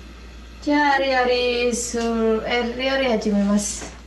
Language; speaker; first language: Japanese; non-native, learner; Indonesian